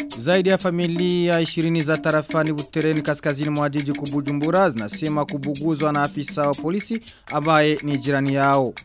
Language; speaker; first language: Swahili; non-native, local second language; Rundi